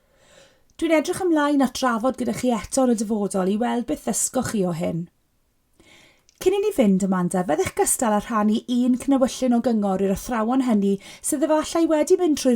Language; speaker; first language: Welsh; native; Welsh